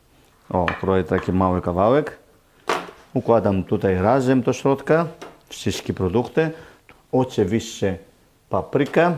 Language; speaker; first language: Polish; non-native, learner; Greek